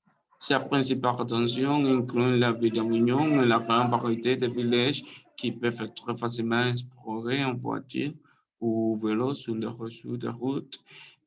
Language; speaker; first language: French; non-native, learner; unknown